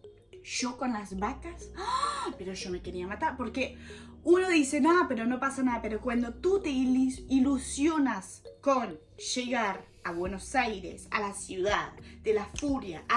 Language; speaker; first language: Spanish; non-native, fluent; French